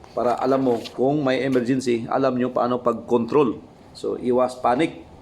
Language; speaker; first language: Filipino; non-native, local second language; Cebuano